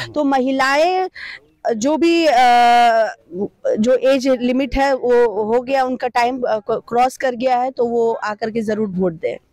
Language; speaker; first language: Hindi; native; Hindi